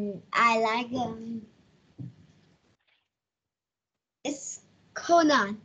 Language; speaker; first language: English; non-native, learner; Vietnamese